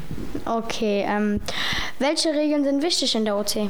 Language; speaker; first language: German; native; German